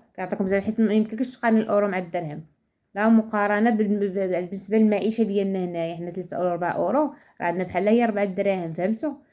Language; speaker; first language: Arabic; native; Arabic